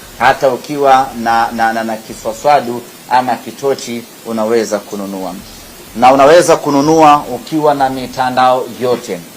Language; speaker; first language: Swahili; native; Swahili